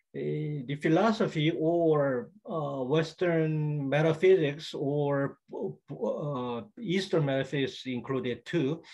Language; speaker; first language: English; non-native, fluent; Korean